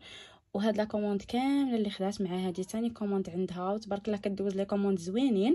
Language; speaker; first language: Arabic; native; Arabic